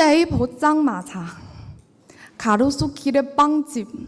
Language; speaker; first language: Korean; non-native, learner; Chinese